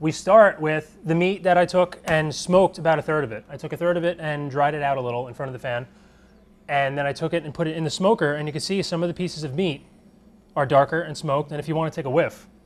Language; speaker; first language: English; native; English